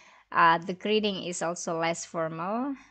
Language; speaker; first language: English; non-native, local second language; Indonesian